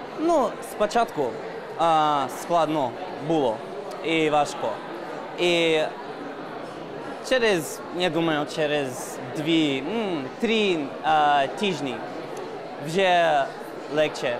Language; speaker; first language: Ukrainian; non-native, learner; English